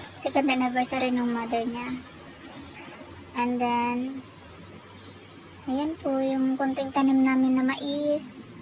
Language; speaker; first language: Filipino; non-native, local second language; Bikol